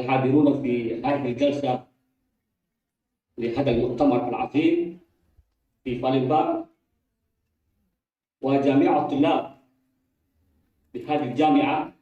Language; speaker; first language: Arabic; non-native, fluent; Indonesian